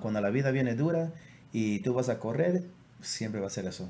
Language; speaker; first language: Spanish; native; Spanish